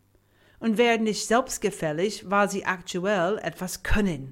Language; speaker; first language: German; non-native, fluent; English